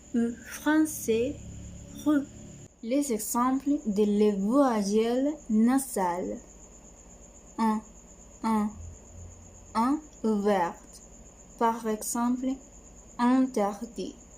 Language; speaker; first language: French; non-native, learner; Spanish